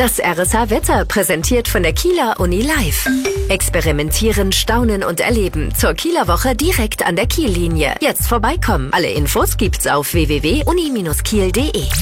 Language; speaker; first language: German; native; German